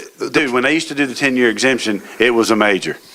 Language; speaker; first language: English; native; English